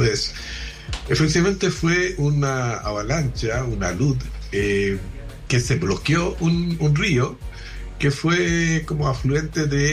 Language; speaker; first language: Spanish; non-native, fluent; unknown